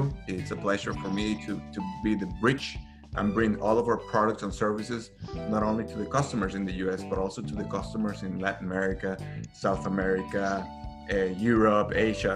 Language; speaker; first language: English; non-native, fluent; Spanish